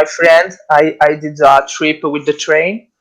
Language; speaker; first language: English; non-native, learner; Italian